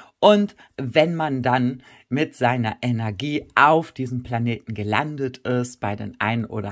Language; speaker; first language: German; native; German